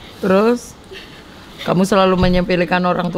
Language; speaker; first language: Indonesian; native; Indonesian